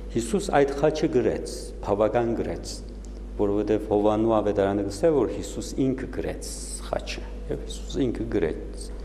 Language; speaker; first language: Armenian; early bilingual, heritage; Armenian